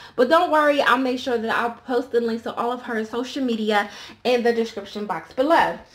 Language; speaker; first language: English; native; English